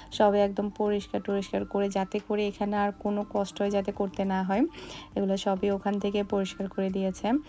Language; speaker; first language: Bangla; native; Bangla